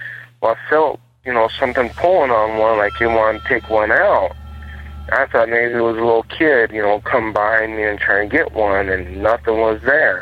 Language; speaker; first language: English; native; English